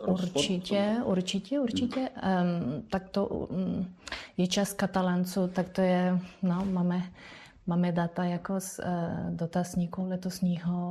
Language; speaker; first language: Czech; non-native, fluent; Spanish